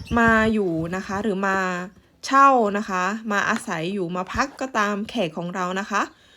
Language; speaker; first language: Thai; native; Thai